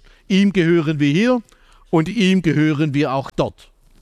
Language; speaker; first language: German; native; German